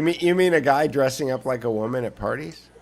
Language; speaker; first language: English; native; English